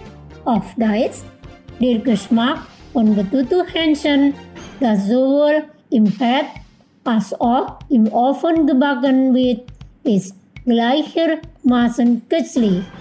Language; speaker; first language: German; non-native, fluent; Indonesian